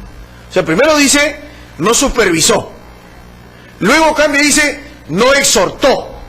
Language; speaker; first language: Spanish; native; Spanish